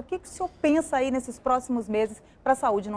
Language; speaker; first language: Portuguese; native; Portuguese